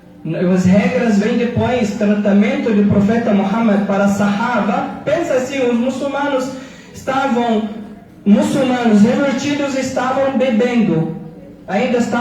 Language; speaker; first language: Portuguese; non-native, fluent; Arabic